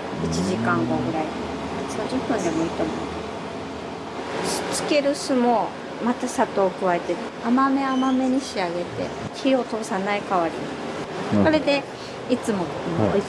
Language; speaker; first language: Japanese; native; Japanese